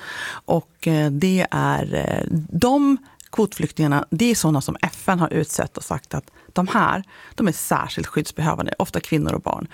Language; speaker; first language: Swedish; native; Swedish